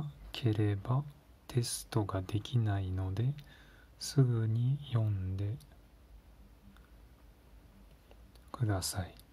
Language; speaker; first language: Japanese; non-native, learner; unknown